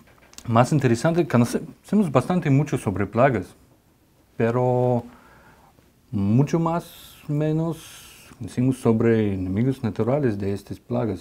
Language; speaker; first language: Spanish; non-native, fluent; Russian